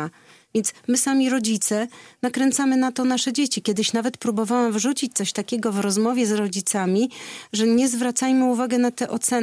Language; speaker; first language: Polish; native; Polish